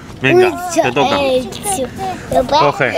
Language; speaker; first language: Spanish; native; Spanish